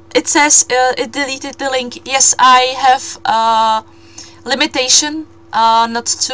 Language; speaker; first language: English; non-native, fluent; Czech